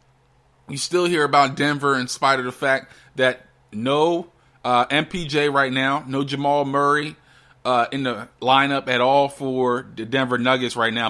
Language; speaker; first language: English; native; English